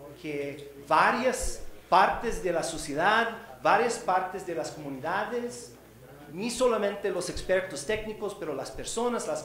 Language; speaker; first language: Spanish; non-native, fluent; English